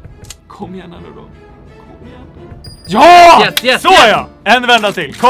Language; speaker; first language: Swedish; native; Swedish